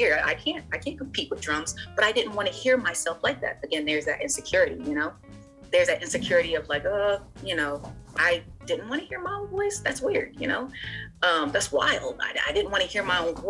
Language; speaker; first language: English; native; English